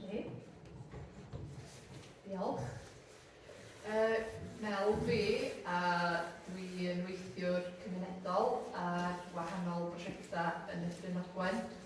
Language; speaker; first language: Welsh; native; Welsh